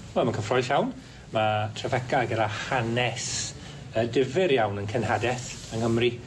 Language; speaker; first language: Welsh; native; Welsh